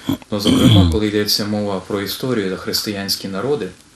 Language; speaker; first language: Ukrainian; native; Ukrainian